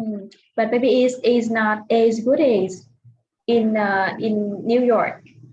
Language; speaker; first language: English; non-native, fluent; Vietnamese